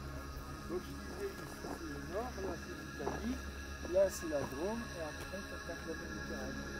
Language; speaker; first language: French; non-native, fluent; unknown